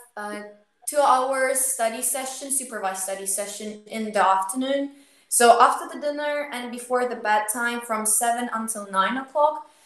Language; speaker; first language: English; non-native, fluent; Ukrainian